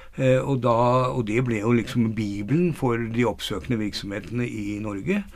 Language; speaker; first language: Norwegian; native; Norwegian